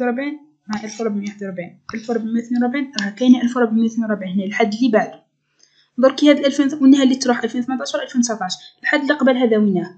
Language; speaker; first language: Arabic; native; Arabic